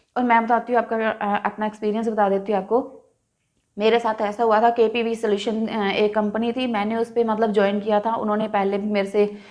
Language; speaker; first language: Hindi; non-native, local second language; Punjabi